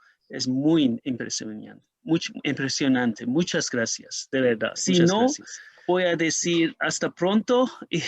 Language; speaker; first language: Spanish; non-native, learner; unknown